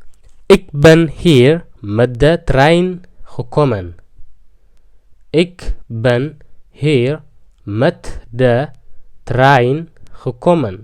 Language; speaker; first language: Dutch; non-native, fluent; Tigrinya